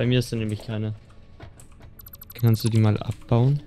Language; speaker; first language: German; native; German